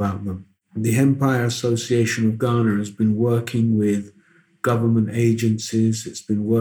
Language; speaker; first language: English; non-native, local second language; Akan